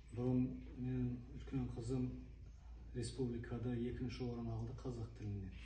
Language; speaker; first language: Kazakh; non-native, local second language; Turkish